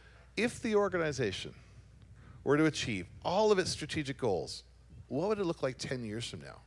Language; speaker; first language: English; native; English